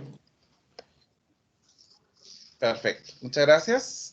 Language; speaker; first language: Spanish; native; Spanish